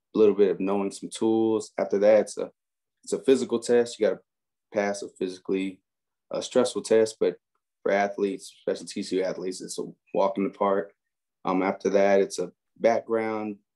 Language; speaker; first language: English; native; English